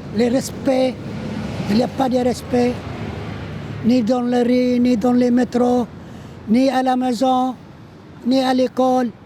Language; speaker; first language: French; non-native, local second language; Arabic